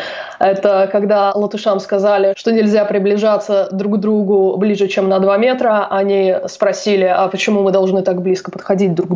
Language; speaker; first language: Russian; native; Russian